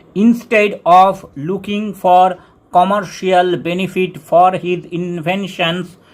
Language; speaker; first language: English; non-native, local second language; Bangla